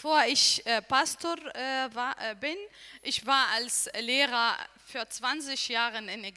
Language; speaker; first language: German; non-native, learner; Arabic